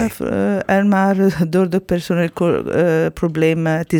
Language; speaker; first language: Dutch; non-native, fluent; Turkish